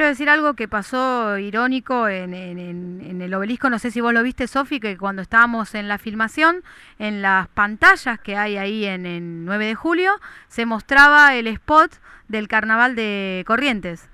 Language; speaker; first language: Spanish; native; Spanish